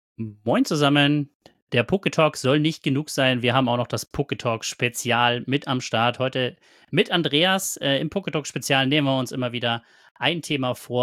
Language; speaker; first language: German; native; German